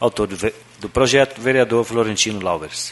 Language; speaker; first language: Portuguese; native; Portuguese